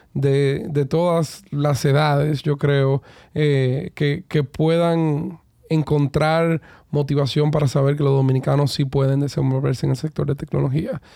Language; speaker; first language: Spanish; native; Spanish